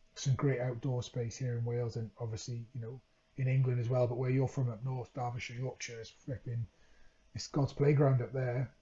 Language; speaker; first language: English; native; English